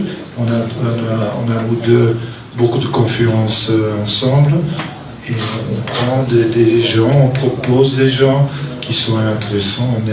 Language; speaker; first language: French; non-native, local second language; Dutch